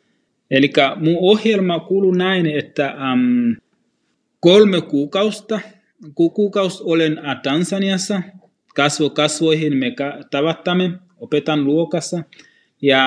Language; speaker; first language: Finnish; non-native, fluent; Swahili